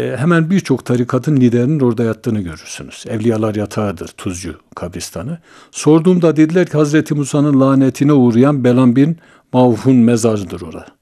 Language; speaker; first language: Turkish; native; Turkish